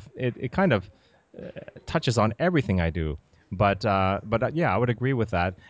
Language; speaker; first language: English; native; English